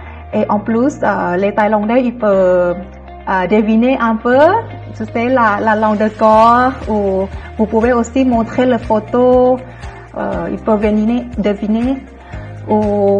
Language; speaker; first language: French; non-native, fluent; Thai